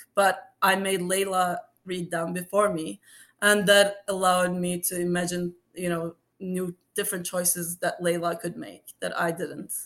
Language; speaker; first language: English; non-native, fluent; Turkish